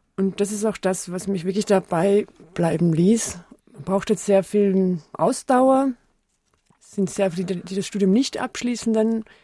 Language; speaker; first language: German; native; German